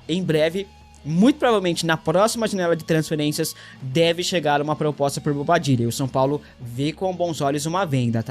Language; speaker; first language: Portuguese; native; Portuguese